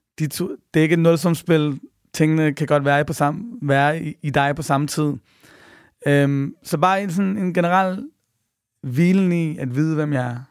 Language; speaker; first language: Danish; early bilingual, other home language; Persian